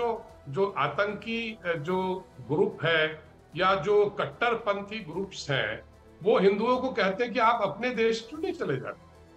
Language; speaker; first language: Hindi; native; Hindi